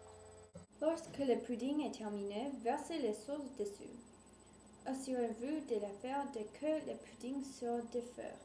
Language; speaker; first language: French; non-native, learner; English